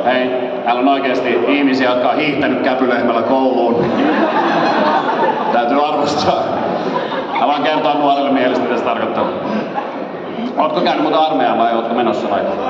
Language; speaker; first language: Finnish; native; Finnish